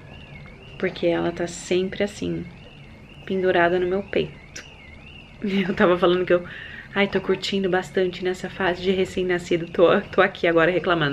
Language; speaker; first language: Portuguese; early bilingual, heritage; Portuguese